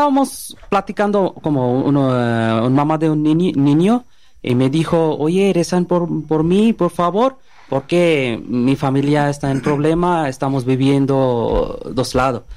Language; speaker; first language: Spanish; non-native, learner; Bangla